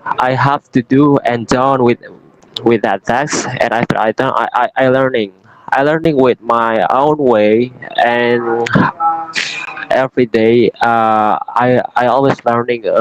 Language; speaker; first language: English; non-native, learner; Indonesian